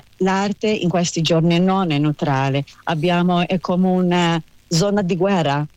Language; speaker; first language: Italian; non-native, learner; Hebrew